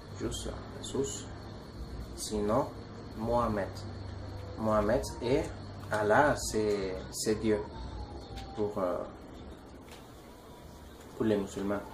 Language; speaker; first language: French; non-native, learner; Spanish